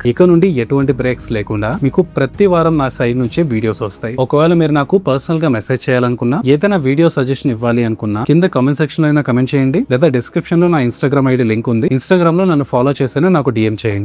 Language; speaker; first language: Telugu; native; Telugu